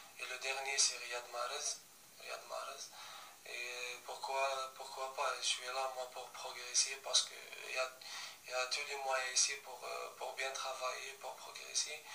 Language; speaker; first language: French; non-native, local second language; Arabic